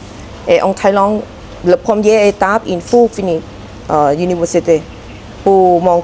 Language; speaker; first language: French; non-native, learner; Thai